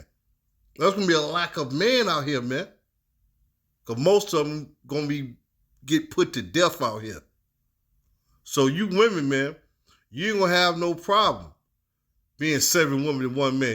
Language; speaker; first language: English; native; English